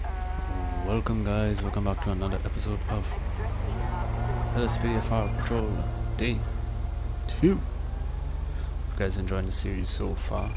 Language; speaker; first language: English; native; English